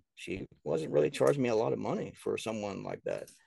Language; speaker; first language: English; native; English